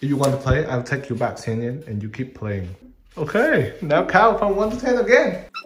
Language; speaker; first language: English; non-native, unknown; Vietnamese